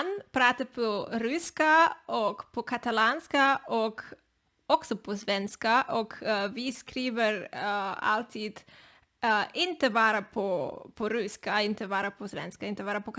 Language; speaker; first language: Swedish; non-native, learner; Spanish